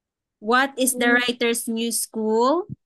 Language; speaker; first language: English; non-native, local second language; Filipino